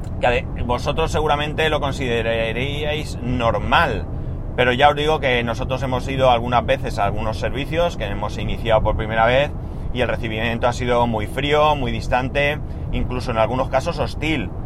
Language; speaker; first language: Spanish; native; Spanish